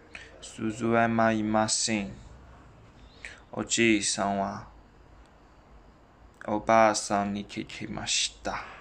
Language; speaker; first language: Japanese; non-native, learner; Chinese